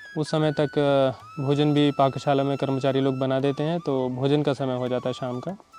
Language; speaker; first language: Hindi; native; Hindi